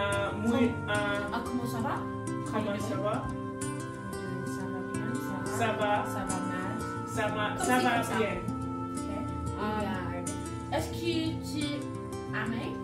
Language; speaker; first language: French; non-native, learner; English